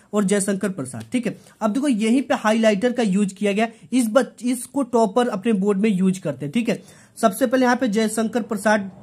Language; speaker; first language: Hindi; native; Hindi